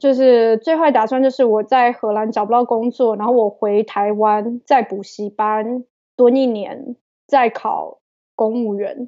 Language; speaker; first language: Chinese; native; Chinese